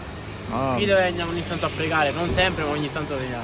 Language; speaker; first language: Italian; non-native, fluent; Arabic